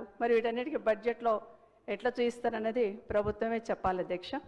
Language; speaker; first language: Telugu; native; Telugu